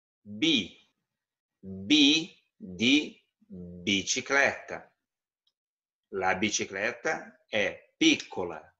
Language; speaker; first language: Italian; non-native, fluent; Portuguese